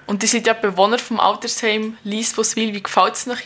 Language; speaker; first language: German; native; German